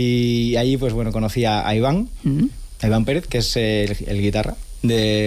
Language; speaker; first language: Spanish; native; Spanish